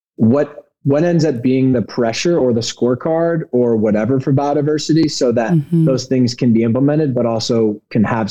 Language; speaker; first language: English; native; English